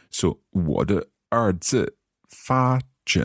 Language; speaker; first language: Chinese; non-native, learner; English